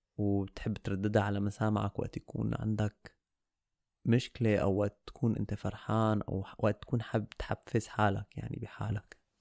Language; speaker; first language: Arabic; native; Arabic